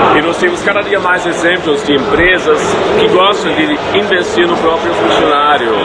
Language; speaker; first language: Portuguese; non-native, fluent; German